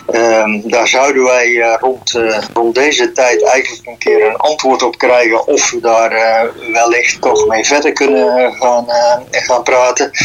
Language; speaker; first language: Dutch; native; Dutch